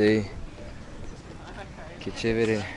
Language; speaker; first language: Spanish; non-native, learner; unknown